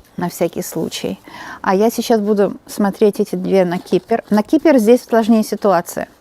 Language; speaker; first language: Russian; native; Russian